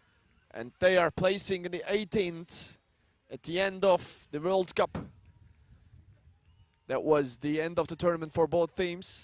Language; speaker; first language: English; non-native, fluent; Turkish